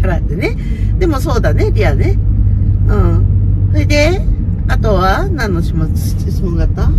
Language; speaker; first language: Japanese; native; Japanese